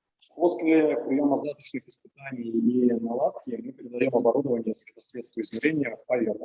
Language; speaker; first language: Russian; native; Russian